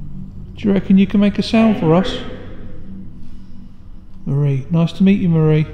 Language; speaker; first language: English; native; English